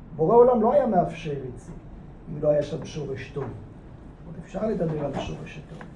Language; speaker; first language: Hebrew; native; Hebrew